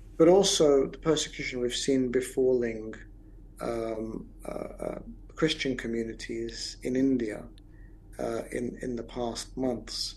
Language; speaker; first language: English; native; English